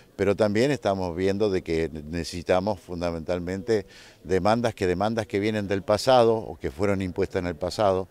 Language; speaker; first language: Spanish; native; Spanish